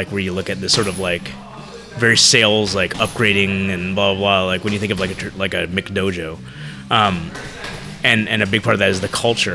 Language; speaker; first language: English; early bilingual, other home language; Vietnamese